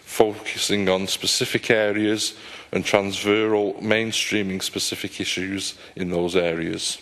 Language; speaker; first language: English; native; English